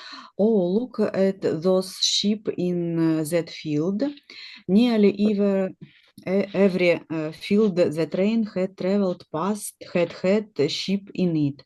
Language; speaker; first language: English; non-native, learner; Russian